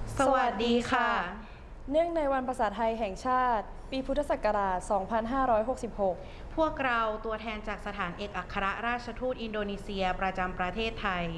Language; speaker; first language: Thai; non-native, learner; Indonesian